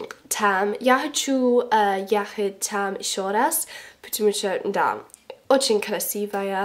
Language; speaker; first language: Russian; non-native, learner; English